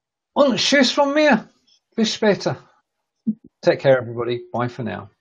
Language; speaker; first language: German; non-native, learner; English